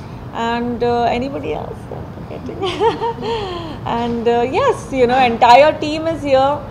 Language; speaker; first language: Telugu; non-native, fluent; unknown